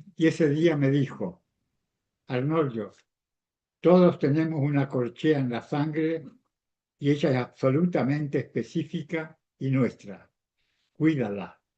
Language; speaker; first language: Spanish; native; Spanish